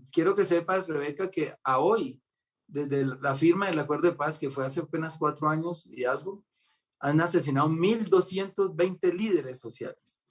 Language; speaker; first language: Spanish; native; Spanish